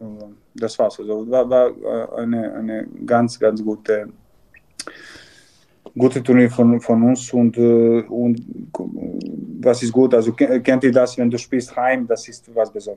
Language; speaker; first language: German; non-native, learner; Serbian